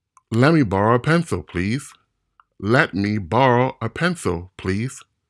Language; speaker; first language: English; native; English